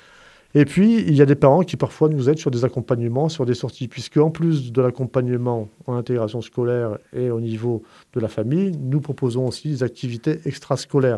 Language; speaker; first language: French; native; French